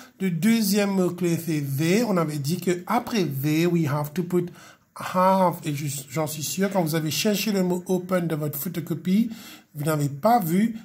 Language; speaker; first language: French; non-native, local second language; Morisyen